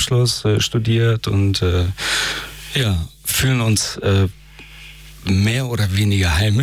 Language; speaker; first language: German; early bilingual, other home language; Persian